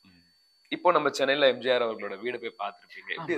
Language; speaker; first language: Tamil; native; Tamil